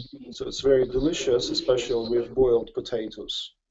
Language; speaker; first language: English; non-native, fluent; Russian